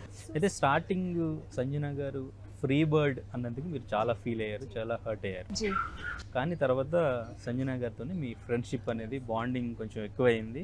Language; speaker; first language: Telugu; native; Telugu